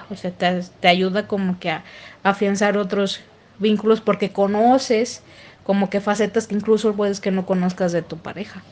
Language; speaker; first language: Spanish; native; Spanish